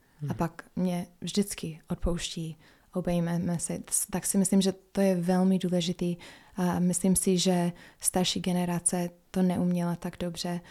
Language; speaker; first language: Czech; non-native, fluent; English